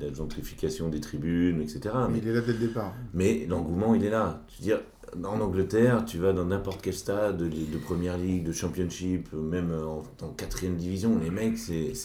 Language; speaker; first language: French; native; French